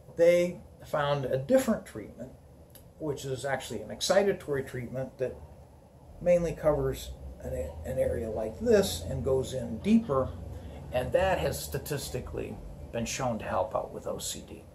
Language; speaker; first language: English; native; English